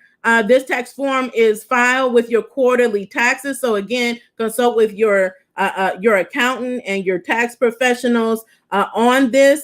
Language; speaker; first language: English; native; English